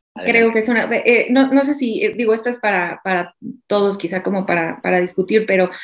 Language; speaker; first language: Spanish; native; Spanish